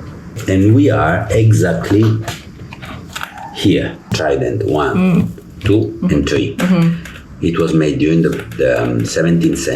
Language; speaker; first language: English; non-native, fluent; Italian